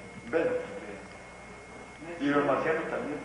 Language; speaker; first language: Spanish; native; Spanish